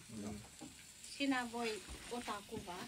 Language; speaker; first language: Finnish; non-native, learner; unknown